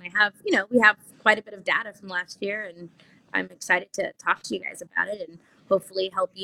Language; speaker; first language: English; native; English